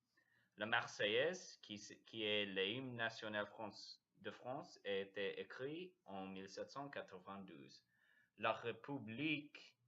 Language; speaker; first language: French; non-native, learner; English